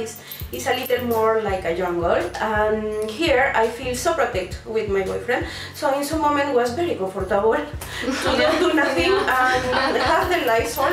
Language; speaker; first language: English; non-native, learner; Spanish